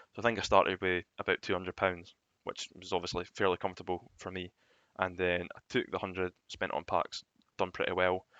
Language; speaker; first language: English; native; English